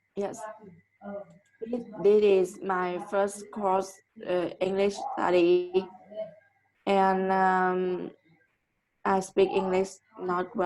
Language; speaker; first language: English; non-native, learner; Vietnamese